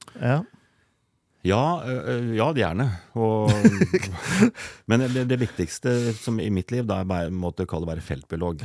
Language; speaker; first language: Norwegian; native; Norwegian